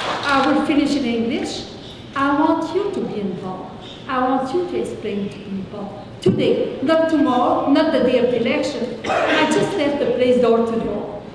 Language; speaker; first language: English; non-native, fluent; French